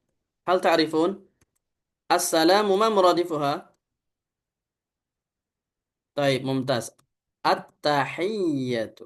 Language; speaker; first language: Arabic; non-native, fluent; Indonesian